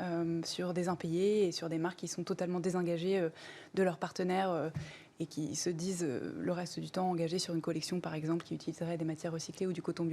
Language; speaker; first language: French; native; French